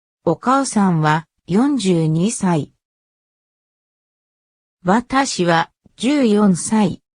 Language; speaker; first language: Japanese; non-native, learner; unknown